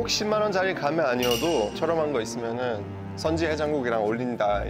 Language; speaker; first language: Korean; non-native, fluent; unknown